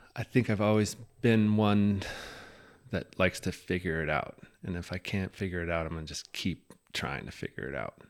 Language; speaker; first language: English; native; English